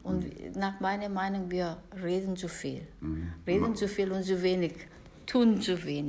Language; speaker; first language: German; non-native, fluent; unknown